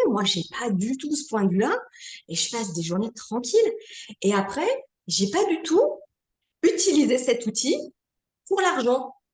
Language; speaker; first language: French; native; French